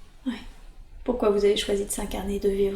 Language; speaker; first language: French; native; French